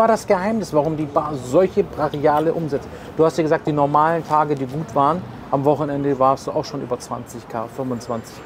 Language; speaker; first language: German; native; German